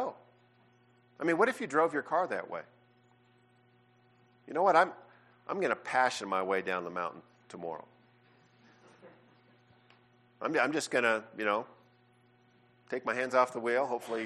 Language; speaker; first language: English; native; English